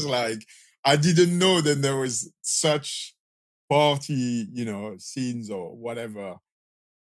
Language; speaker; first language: English; non-native, fluent; French